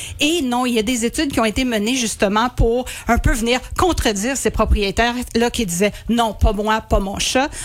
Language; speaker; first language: French; native; French